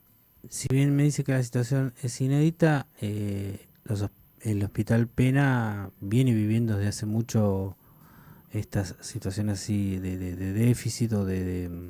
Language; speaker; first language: Spanish; native; Spanish